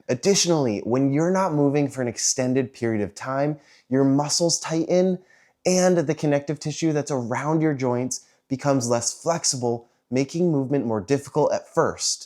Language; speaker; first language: English; native; English